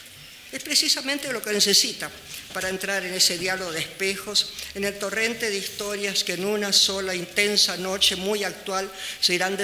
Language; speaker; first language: Spanish; native; Spanish